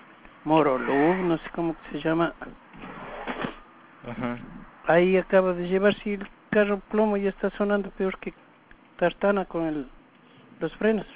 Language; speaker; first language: Spanish; native; Spanish